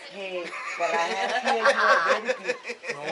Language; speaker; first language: English; non-native, fluent; Danish